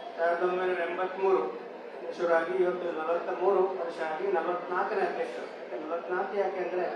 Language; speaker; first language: Kannada; native; Kannada